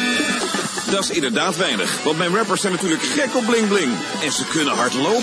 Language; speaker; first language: Dutch; native; Dutch